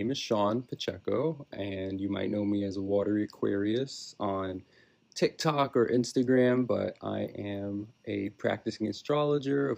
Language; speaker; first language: English; native; English